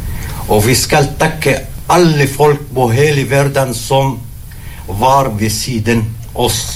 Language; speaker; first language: Norwegian; non-native, learner; Arabic